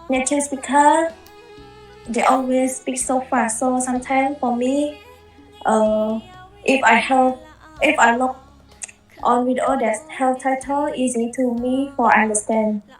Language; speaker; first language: English; non-native, learner; Khmer